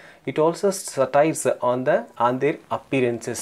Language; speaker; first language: English; non-native, local second language; Telugu